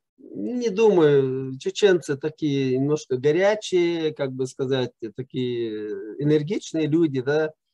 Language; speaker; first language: Russian; non-native, local second language; Chechen